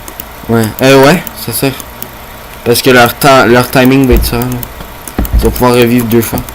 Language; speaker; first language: French; native; French